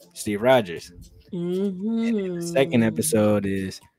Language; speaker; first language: English; native; English